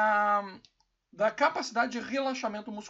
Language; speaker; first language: Portuguese; native; Portuguese